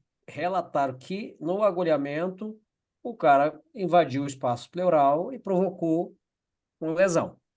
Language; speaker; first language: Portuguese; native; Portuguese